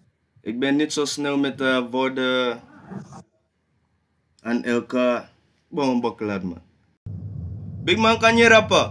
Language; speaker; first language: Dutch; non-native, learner; English